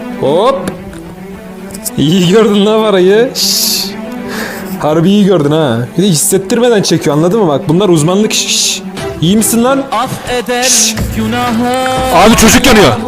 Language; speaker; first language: Turkish; native; Turkish